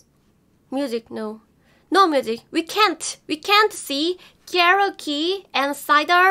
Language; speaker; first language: English; non-native, learner; Korean